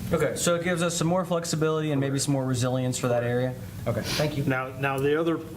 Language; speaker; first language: English; native; English